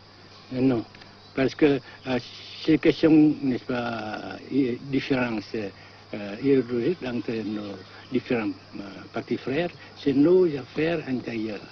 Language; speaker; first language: French; non-native, local second language; Vietnamese